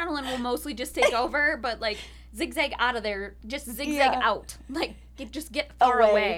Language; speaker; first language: English; native; English